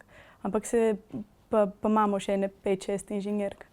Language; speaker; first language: Slovenian; non-native, fluent; Macedonian